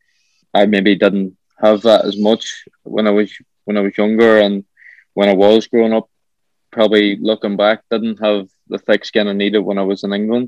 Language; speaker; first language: English; native; English